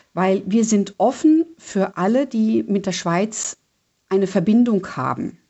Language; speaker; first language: German; native; German